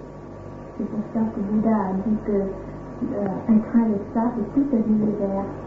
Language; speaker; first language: French; non-native, fluent; Vietnamese